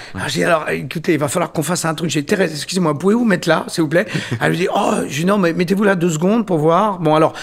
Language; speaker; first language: French; native; French